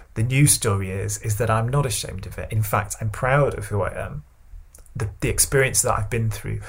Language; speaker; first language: English; native; English